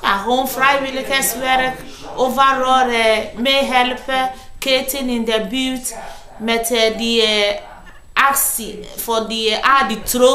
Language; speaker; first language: Dutch; non-native, learner; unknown